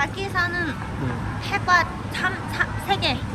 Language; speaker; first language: Korean; non-native, learner; Thai